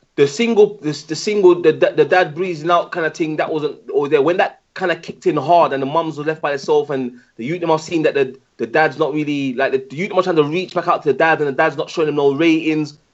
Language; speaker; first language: English; native; English